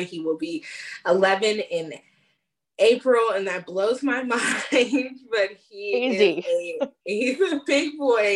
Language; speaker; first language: English; native; English